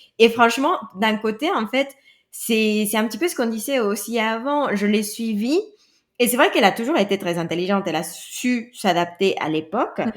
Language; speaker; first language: French; non-native, fluent; Spanish